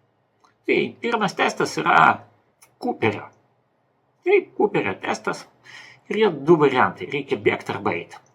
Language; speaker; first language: Lithuanian; non-native, local second language; Russian